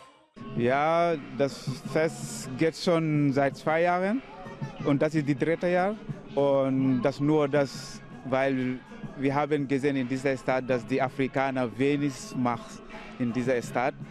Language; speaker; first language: German; non-native, learner; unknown